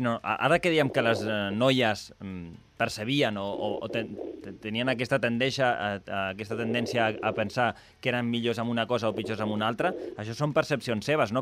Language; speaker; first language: Catalan; native; Catalan